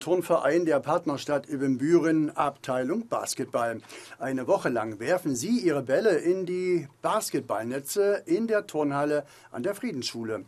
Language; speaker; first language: German; native; German